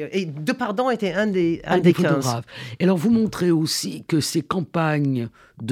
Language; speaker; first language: French; non-native, fluent; English